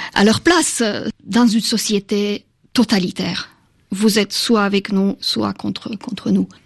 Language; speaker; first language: French; non-native, fluent; Slovak